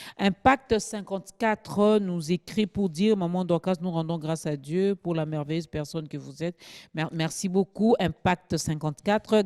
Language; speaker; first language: French; non-native, local second language; Lingala